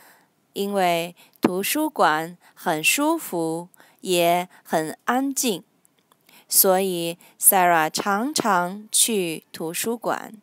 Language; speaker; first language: Chinese; non-native, learner; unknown